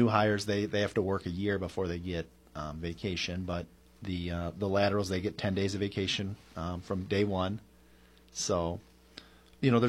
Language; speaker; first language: English; native; English